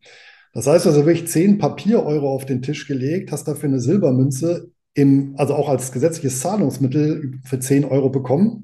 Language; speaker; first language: German; native; German